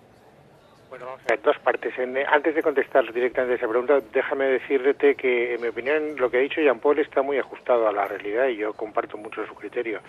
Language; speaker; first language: Spanish; native; Spanish